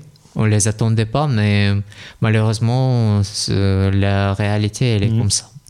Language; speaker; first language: French; non-native, learner; Russian